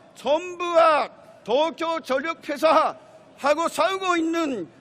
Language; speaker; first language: Korean; non-native, fluent; Japanese